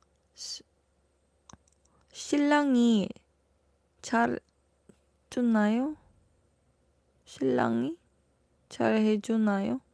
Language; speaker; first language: Korean; non-native, learner; Filipino